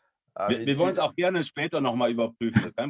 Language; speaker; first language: German; non-native, fluent; French